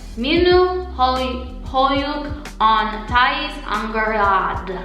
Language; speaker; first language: Estonian; non-native, learner; English